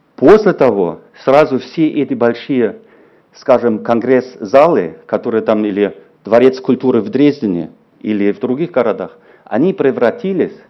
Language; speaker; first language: Russian; non-native, fluent; German